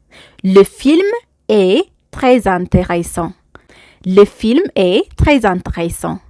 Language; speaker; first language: French; non-native, fluent; Amharic